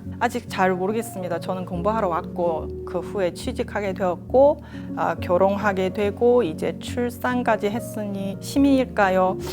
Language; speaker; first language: Korean; non-native, fluent; Chinese